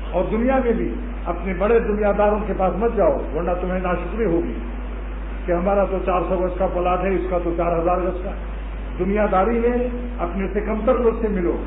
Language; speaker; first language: Urdu; native; Urdu